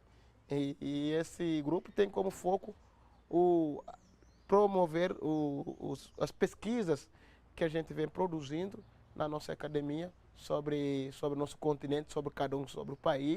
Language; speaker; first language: Portuguese; non-native, local second language; Upper Guinea Crioulo